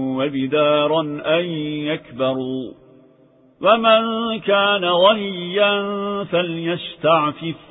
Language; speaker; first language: Arabic; non-native, fluent; Turkish